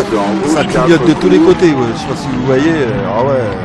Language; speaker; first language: French; native; French